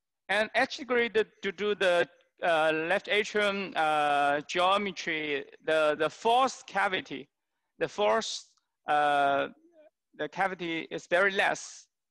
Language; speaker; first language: English; non-native, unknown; Chinese